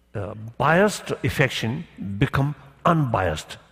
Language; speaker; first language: English; non-native, learner; Tibetan